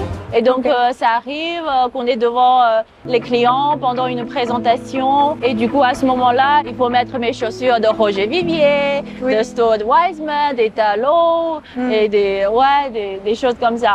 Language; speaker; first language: French; non-native, fluent; Chinese